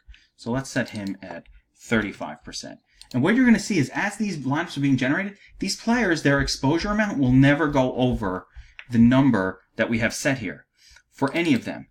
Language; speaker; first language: English; native; English